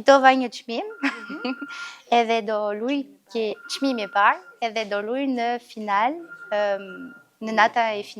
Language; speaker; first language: Albanian; early bilingual, heritage; Albanian